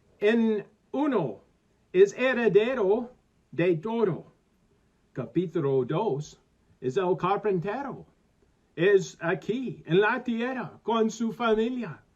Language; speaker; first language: Spanish; non-native, learner; English